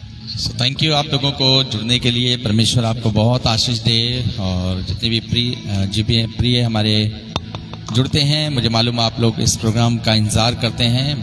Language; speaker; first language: Hindi; native; Hindi